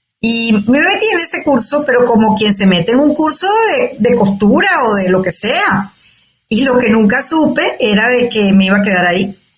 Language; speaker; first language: Spanish; native; Spanish